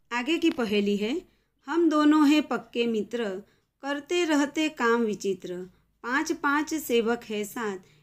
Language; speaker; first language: Hindi; non-native, local second language; Gujarati